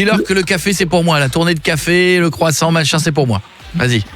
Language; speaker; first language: French; native; French